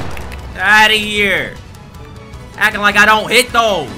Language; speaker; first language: English; native; English